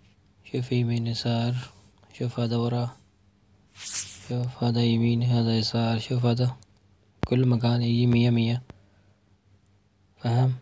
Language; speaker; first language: Arabic; non-native, learner; Urdu